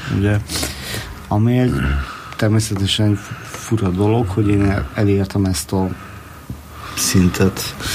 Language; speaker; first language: Hungarian; native; Hungarian